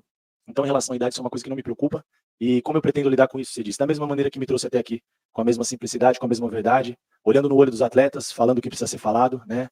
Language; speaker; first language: Portuguese; native; Portuguese